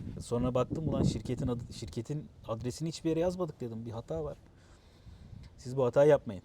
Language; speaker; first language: Turkish; native; Turkish